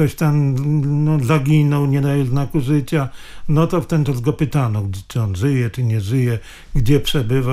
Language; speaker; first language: Polish; native; Polish